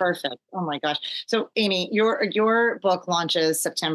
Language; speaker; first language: English; native; English